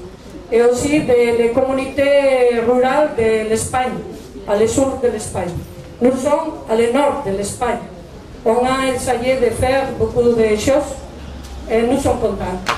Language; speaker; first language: French; non-native, learner; Spanish